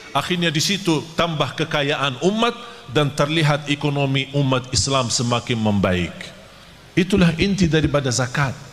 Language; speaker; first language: Malay; non-native, fluent; Arabic